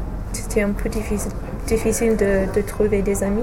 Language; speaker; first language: French; non-native, fluent; English